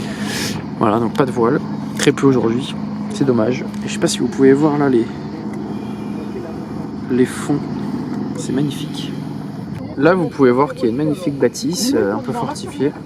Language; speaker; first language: French; native; French